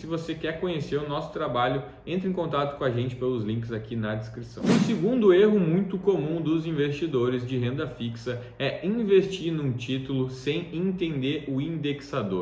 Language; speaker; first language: Portuguese; native; Portuguese